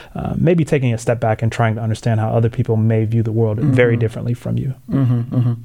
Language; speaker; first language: English; early bilingual, other home language; Swahili